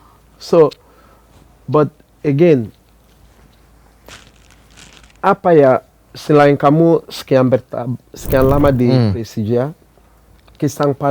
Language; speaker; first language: Indonesian; non-native, fluent; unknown